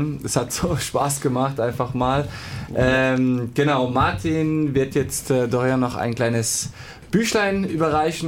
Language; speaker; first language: German; native; German